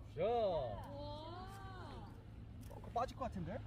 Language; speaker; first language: Korean; native; Korean